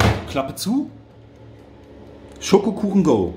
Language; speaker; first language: German; native; German